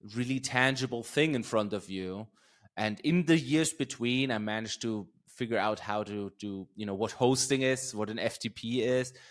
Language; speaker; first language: English; non-native, fluent; German